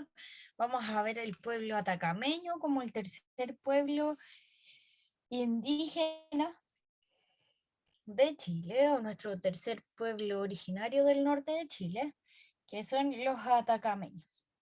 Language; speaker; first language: Spanish; native; Spanish